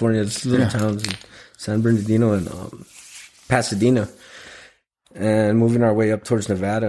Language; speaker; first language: English; early bilingual, other home language; Spanish